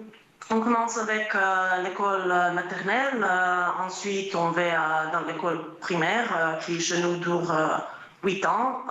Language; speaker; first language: French; non-native, fluent; Croatian